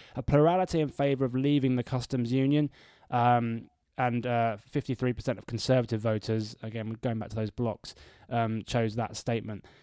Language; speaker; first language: English; native; English